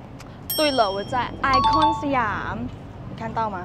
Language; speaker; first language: Chinese; non-native, fluent; Thai